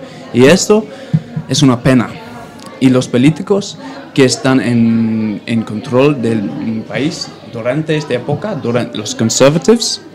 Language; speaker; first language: Spanish; non-native, fluent; English